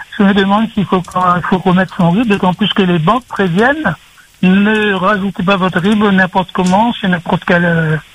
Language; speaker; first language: French; native; French